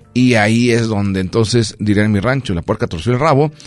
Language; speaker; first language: Spanish; native; Spanish